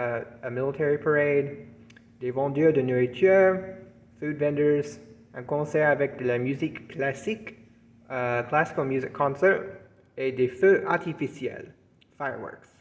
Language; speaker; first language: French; non-native, fluent; English